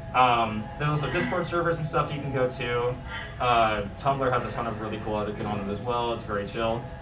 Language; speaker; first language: English; native; English